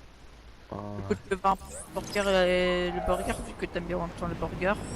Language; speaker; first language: French; native; French